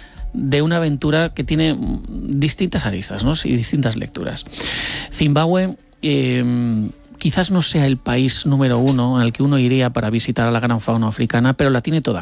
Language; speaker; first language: Spanish; native; Spanish